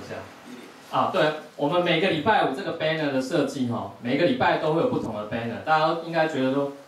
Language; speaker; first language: Chinese; native; Chinese